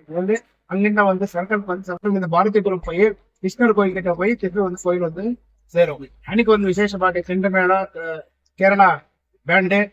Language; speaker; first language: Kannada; non-native, local second language; Tamil